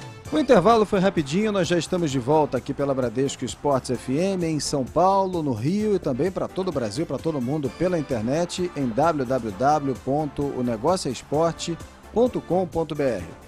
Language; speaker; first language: Portuguese; native; Portuguese